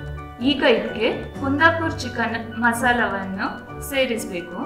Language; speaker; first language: Kannada; native; Kannada